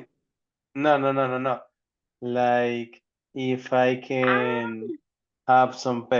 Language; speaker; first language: English; non-native, learner; Spanish